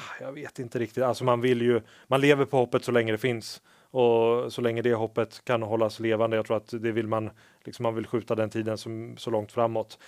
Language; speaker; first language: Swedish; native; Swedish